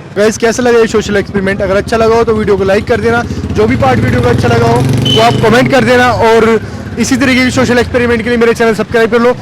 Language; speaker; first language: Hindi; native; Hindi